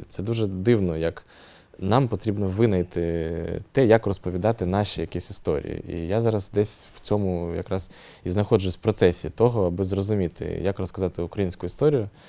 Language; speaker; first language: Ukrainian; native; Ukrainian